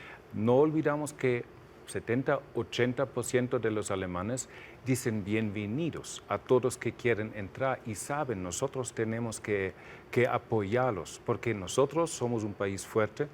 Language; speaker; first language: Spanish; non-native, fluent; German